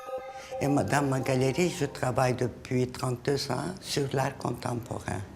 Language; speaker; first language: French; non-native, fluent; Turkish